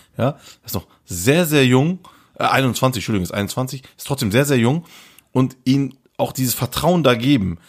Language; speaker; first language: German; early bilingual, other home language; Turkish